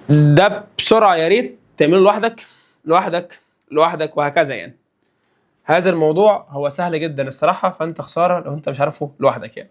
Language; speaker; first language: Arabic; native; Arabic